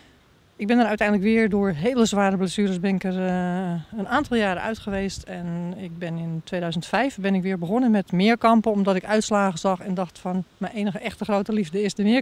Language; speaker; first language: Dutch; native; Dutch